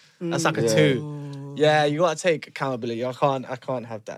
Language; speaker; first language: English; native; English